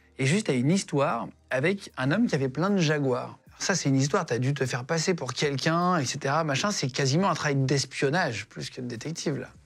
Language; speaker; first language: French; native; French